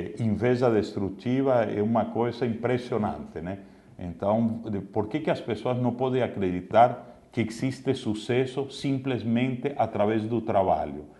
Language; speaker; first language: Portuguese; non-native, fluent; Spanish